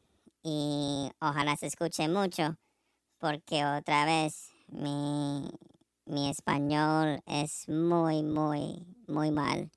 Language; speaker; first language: Spanish; non-native, learner; English